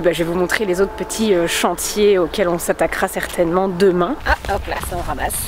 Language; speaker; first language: French; native; French